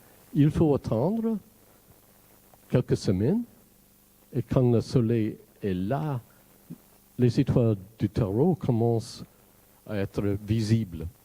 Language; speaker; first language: French; non-native, fluent; English